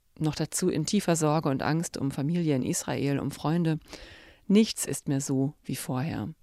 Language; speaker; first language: German; native; German